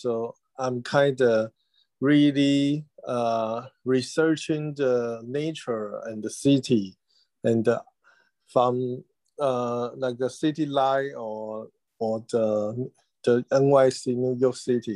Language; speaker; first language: English; non-native, learner; Chinese